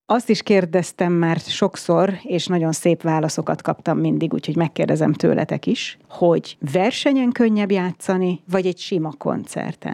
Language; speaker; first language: Hungarian; native; Hungarian